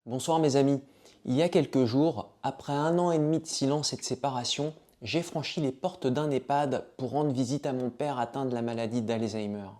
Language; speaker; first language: French; native; French